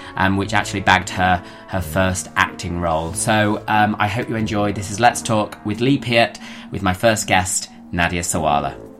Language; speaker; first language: English; native; English